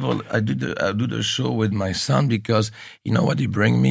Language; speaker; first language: English; non-native, fluent; French